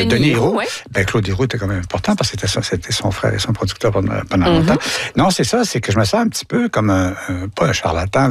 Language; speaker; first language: French; native; French